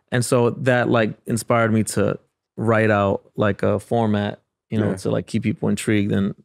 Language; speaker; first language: English; native; English